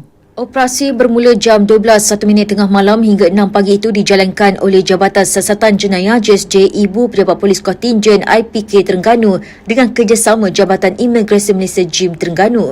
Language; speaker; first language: Malay; native; Malay